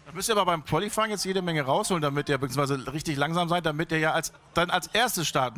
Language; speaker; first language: German; native; German